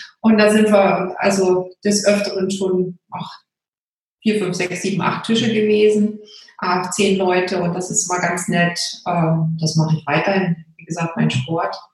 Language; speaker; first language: German; native; German